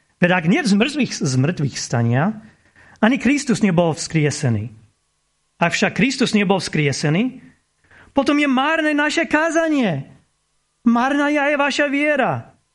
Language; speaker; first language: Slovak; non-native, fluent; English